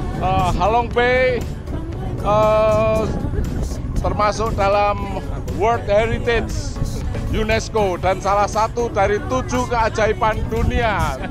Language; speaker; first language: Indonesian; non-native, learner; Vietnamese